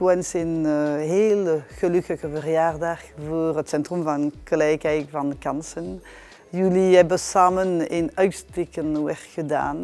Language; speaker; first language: Dutch; non-native, local second language; French